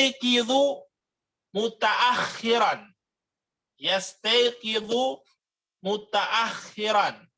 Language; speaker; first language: Arabic; non-native, fluent; Indonesian